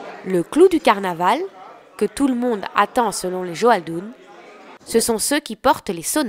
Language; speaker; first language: French; native; French